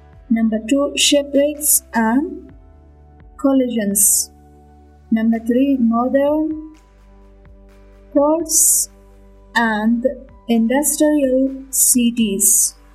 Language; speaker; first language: English; non-native, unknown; Persian